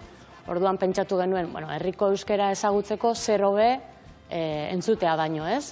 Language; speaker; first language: Basque; native; Basque